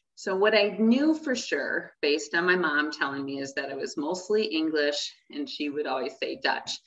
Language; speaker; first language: English; native; English